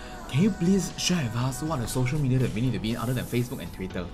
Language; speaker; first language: English; non-native, local second language; Chinese